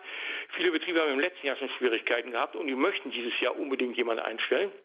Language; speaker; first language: German; native; German